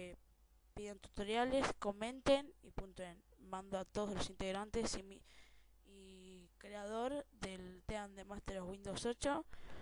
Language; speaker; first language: Spanish; native; Spanish